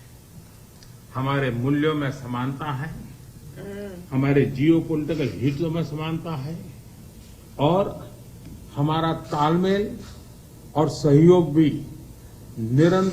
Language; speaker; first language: Hindi; native; Hindi